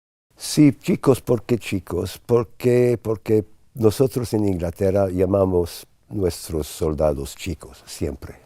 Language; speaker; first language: Spanish; non-native, fluent; English